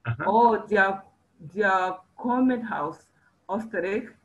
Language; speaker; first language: German; non-native, learner; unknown